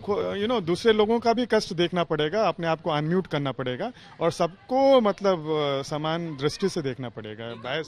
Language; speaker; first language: Hindi; native; Hindi